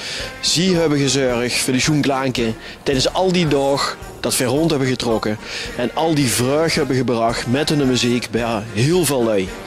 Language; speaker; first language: Dutch; non-native, local second language; Limburgish